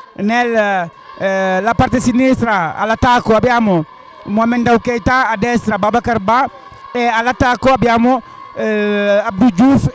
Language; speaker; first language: Italian; non-native, fluent; Wolof